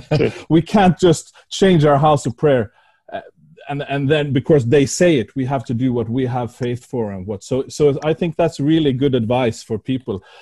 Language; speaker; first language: English; non-native, fluent; Norwegian